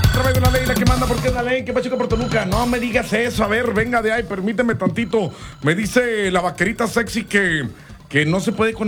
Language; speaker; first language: Spanish; native; Spanish